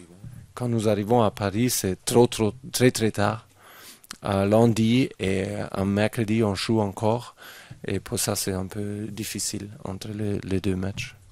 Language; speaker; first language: French; non-native, fluent; German